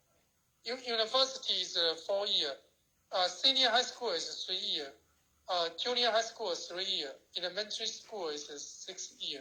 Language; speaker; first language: English; non-native, learner; Chinese